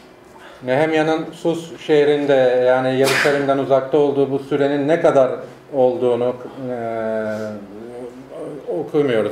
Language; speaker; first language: Turkish; native; Turkish